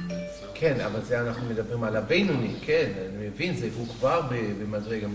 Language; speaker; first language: Hebrew; non-native, fluent; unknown